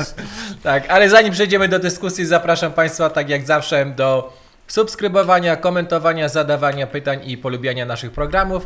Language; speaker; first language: Polish; native; Polish